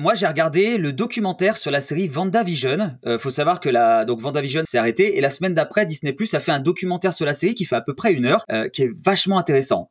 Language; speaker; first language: French; native; French